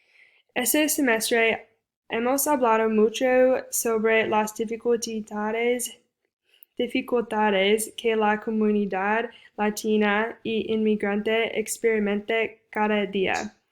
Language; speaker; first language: Spanish; non-native, fluent; English